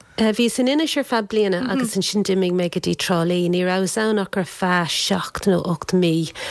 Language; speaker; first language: Irish; non-native, local second language; English